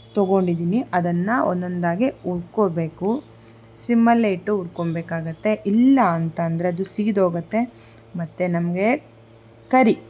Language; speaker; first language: Kannada; non-native, local second language; Konkani